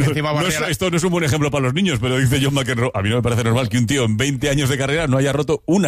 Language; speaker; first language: Spanish; native; Spanish